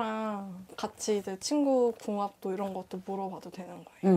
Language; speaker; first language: Korean; native; Korean